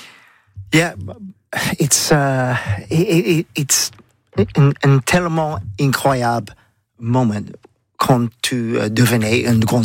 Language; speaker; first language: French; non-native, learner; English